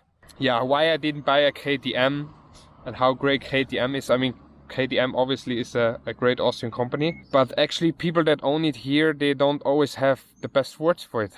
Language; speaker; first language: English; non-native, fluent; German